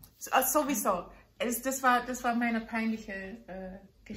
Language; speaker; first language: German; non-native, fluent; English